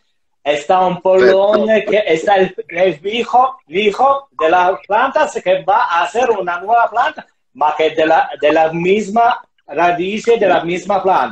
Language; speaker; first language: Spanish; non-native, learner; Italian